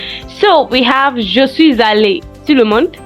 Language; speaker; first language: French; non-native, learner; English